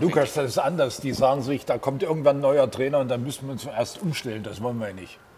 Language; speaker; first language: German; native; German